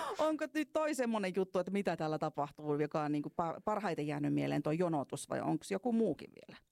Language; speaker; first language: Finnish; native; Finnish